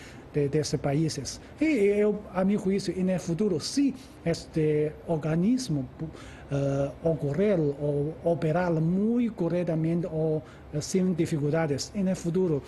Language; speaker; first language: Spanish; non-native, fluent; Chinese